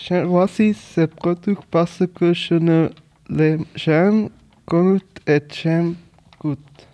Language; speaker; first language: French; non-native, learner; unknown